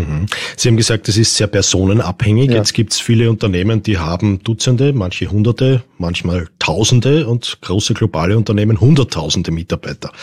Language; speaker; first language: German; native; German